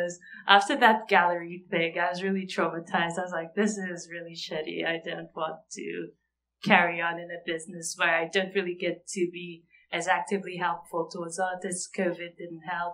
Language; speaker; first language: English; non-native, fluent; Portuguese